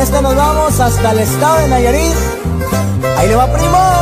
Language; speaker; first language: Spanish; native; Spanish